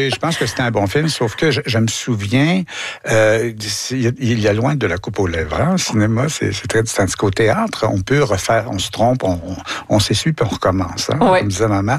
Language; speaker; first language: French; native; French